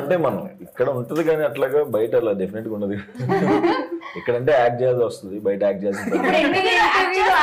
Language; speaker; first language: Telugu; native; Telugu